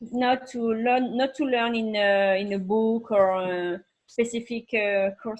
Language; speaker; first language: English; non-native, learner; French